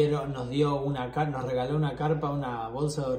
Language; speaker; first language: Spanish; native; Spanish